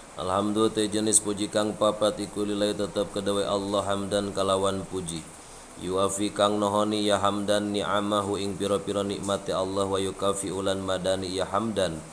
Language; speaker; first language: Javanese; non-native, local second language; Sundanese